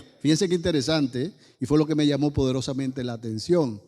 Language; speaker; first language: Spanish; native; Spanish